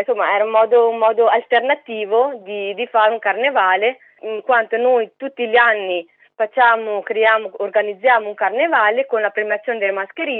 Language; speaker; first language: Italian; native; Italian